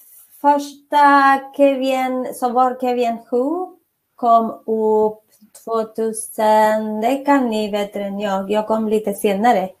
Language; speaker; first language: Swedish; non-native, fluent; Spanish